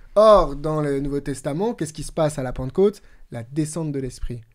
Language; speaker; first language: French; native; French